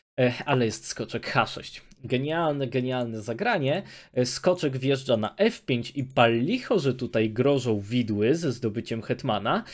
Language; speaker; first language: Polish; native; Polish